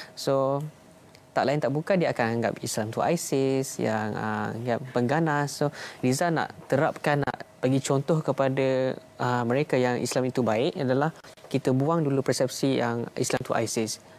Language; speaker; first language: Malay; native; Malay